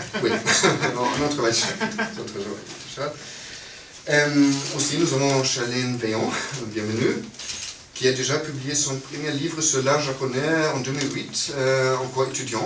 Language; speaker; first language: French; non-native, fluent; German